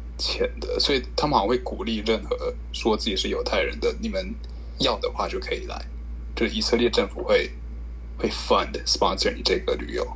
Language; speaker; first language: Chinese; early bilingual, heritage; Chinese